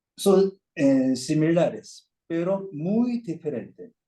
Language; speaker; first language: Spanish; non-native, fluent; Korean